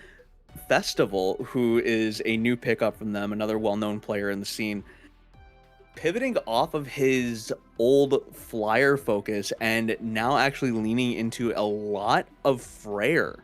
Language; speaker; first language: English; native; English